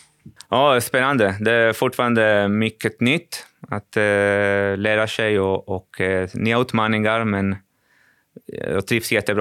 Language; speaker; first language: Swedish; non-native, fluent; Spanish